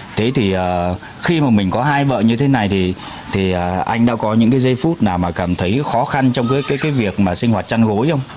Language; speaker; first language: Vietnamese; native; Vietnamese